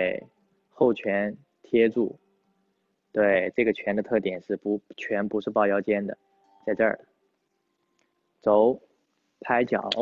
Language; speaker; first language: Chinese; native; Chinese